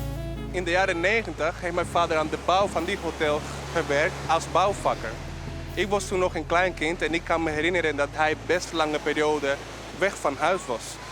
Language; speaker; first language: Dutch; early bilingual, other home language; Spanish